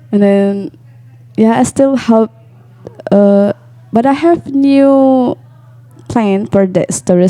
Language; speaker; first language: English; non-native, learner; Indonesian